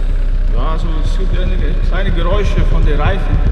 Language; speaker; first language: German; non-native, learner; Mongolian